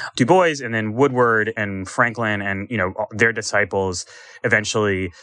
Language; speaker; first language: English; native; English